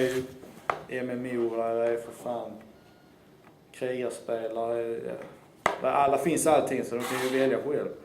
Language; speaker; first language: Swedish; native; Swedish